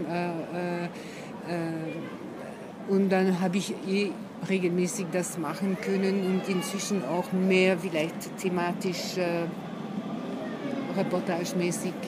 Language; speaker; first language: German; non-native, fluent; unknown